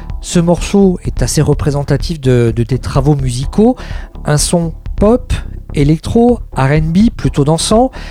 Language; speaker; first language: French; native; French